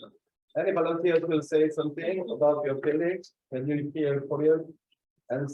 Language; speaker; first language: English; non-native, fluent; Korean